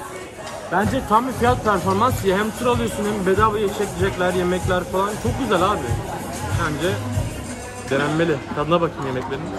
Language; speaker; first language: Turkish; native; Turkish